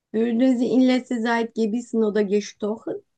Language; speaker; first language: German; non-native, learner; Turkish